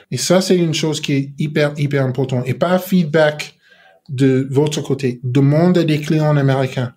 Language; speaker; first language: French; non-native, learner; English